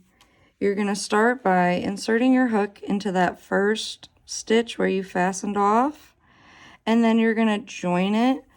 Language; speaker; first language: English; native; English